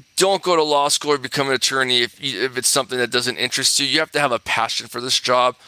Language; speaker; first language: English; native; English